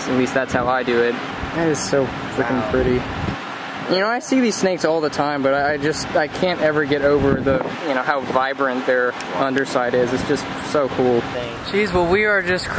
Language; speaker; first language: English; native; English